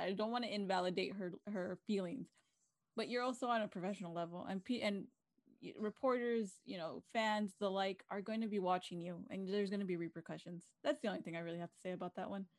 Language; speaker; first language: English; early bilingual, other home language; Spanish